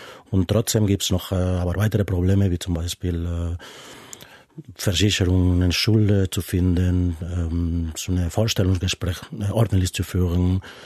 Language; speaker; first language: German; non-native, fluent; Spanish